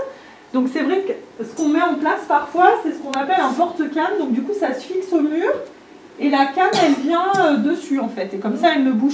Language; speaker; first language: French; native; French